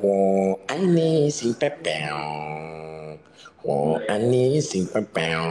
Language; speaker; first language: Chinese; non-native, learner; Indonesian